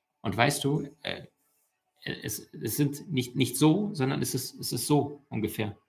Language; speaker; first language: German; early bilingual, other home language; Russian